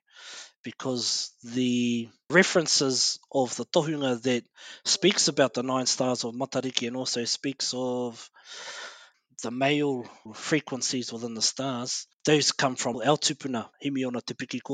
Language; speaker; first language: English; native; English